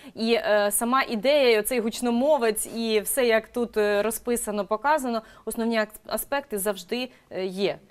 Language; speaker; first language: Ukrainian; native; Ukrainian